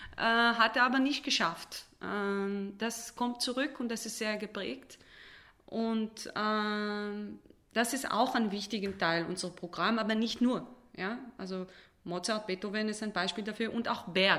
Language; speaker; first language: German; non-native, fluent; Hebrew